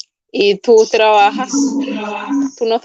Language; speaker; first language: Spanish; non-native, fluent; English